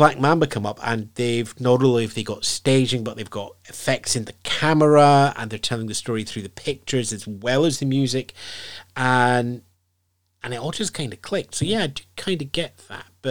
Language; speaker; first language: English; native; English